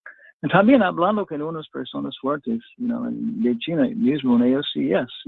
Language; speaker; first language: Spanish; non-native, fluent; English